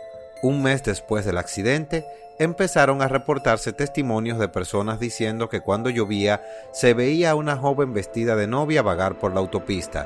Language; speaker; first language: Spanish; native; Spanish